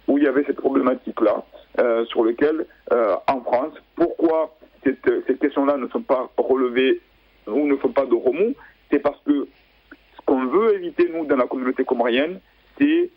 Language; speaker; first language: French; native; French